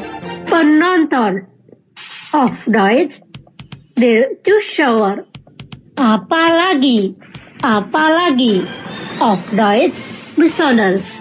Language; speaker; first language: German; non-native, fluent; Indonesian